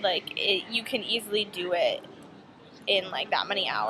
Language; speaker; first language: English; native; English